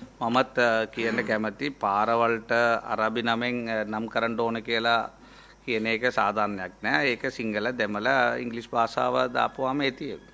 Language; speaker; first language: Sinhala; non-native, local second language; Tamil